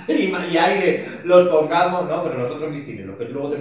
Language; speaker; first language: Spanish; native; Spanish